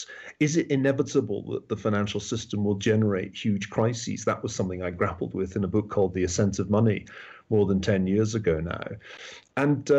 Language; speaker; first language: English; native; English